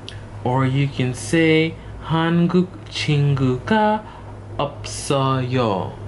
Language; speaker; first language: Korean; non-native, learner; English